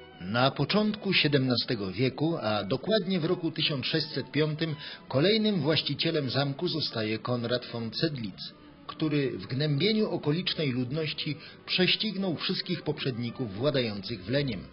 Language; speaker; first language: Polish; native; Polish